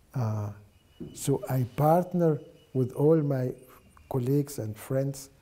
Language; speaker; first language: English; non-native, fluent; Arabic